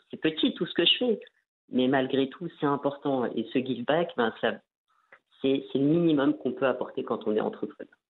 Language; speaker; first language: French; non-native, local second language; Arabic